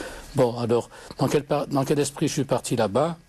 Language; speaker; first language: French; native; French